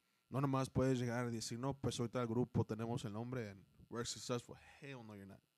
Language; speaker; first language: Spanish; early bilingual, heritage; Spanish